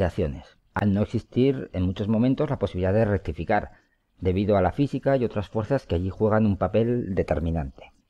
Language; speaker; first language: Spanish; native; Spanish